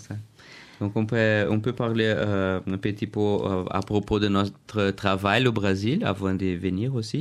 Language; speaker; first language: French; non-native, learner; Portuguese